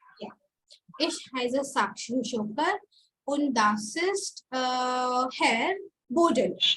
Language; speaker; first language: German; non-native, fluent; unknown